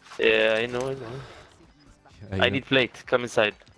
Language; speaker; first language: English; non-native, fluent; Hebrew